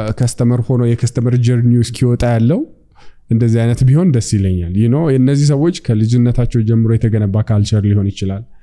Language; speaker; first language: Amharic; native; Amharic